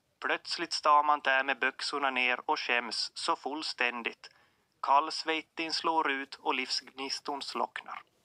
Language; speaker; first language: Swedish; native; Swedish